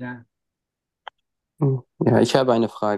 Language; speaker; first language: German; non-native, learner; Turkish